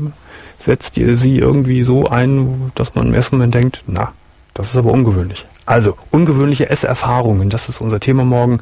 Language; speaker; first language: German; native; German